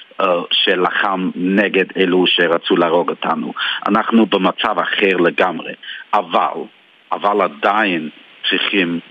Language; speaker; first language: Hebrew; non-native, fluent; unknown